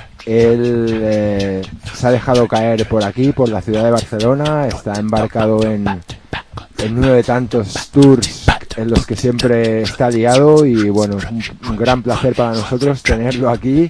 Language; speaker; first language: Spanish; native; Spanish